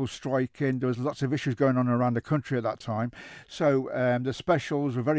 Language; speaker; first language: English; native; English